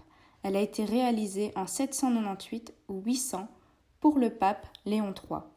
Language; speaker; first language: French; native; French